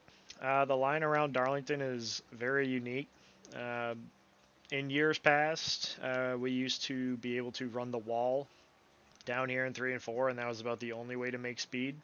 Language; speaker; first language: English; native; English